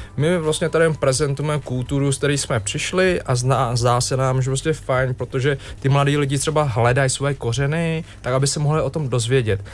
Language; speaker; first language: Czech; early bilingual, other home language; Vietnamese